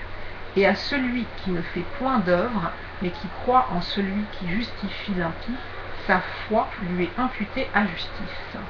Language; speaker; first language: French; native; French